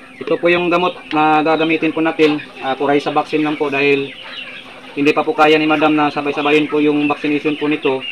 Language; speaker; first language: Filipino; non-native, local second language; Cebuano